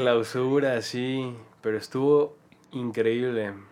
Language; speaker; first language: Spanish; native; Spanish